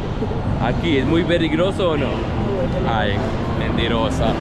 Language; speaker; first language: Spanish; non-native, learner; English